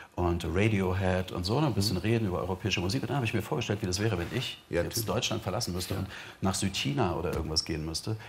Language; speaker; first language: German; native; German